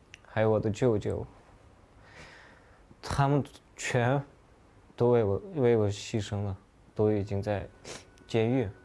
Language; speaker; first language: Chinese; non-native, local second language; Uyghur